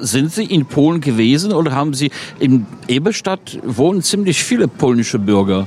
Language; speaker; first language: German; non-native, fluent; Polish